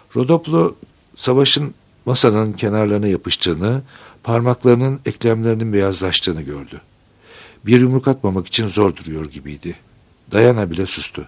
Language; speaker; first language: Turkish; native; Turkish